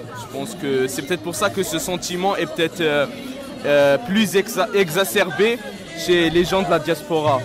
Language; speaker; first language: French; non-native, local second language; Kabyle